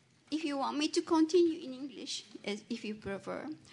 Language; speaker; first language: English; non-native, fluent; Turkish